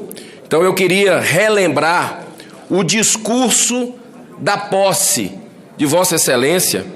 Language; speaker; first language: Portuguese; native; Portuguese